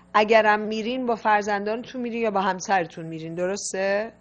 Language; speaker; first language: Persian; native; Persian